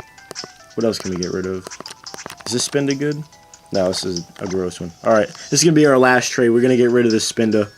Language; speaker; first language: English; native; English